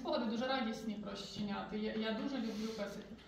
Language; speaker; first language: Ukrainian; native; Ukrainian